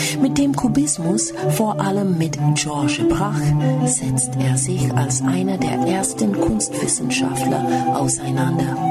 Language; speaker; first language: German; non-native, fluent; Fang